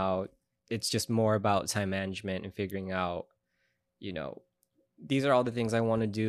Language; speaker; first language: English; native; English